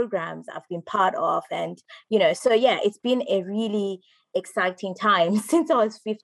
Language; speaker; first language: English; non-native, local second language; Shona